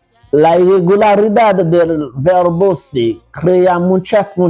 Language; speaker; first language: Spanish; non-native, fluent; Haitian Creole